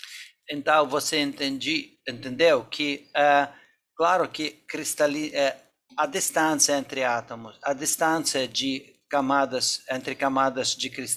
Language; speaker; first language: Portuguese; non-native, fluent; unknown